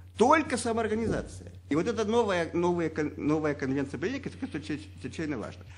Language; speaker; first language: Russian; native; Russian